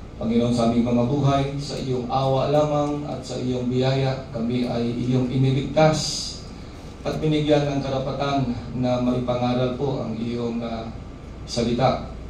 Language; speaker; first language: Filipino; non-native, local second language; Hiligaynon